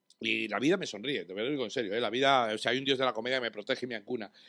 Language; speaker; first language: Spanish; native; Spanish